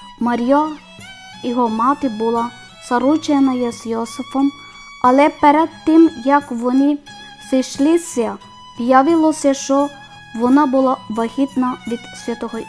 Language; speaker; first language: Ukrainian; non-native, learner; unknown